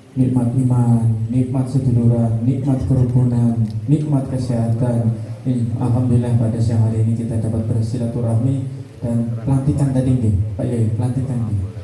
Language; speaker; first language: Indonesian; native; Indonesian